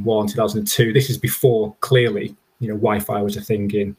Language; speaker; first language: English; native; English